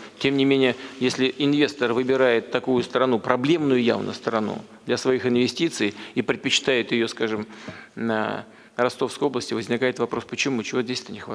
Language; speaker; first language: Russian; native; Russian